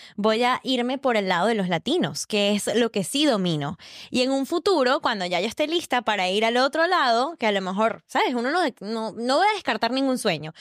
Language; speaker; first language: Spanish; native; Spanish